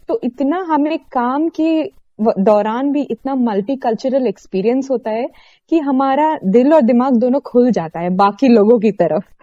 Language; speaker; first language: Hindi; non-native, local second language; Malayalam